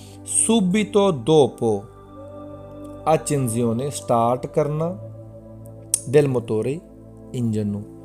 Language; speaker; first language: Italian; non-native, fluent; Punjabi